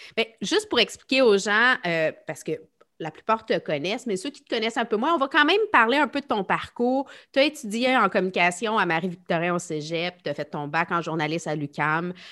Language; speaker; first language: French; native; French